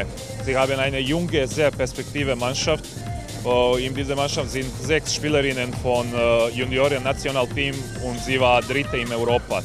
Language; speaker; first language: German; non-native, fluent; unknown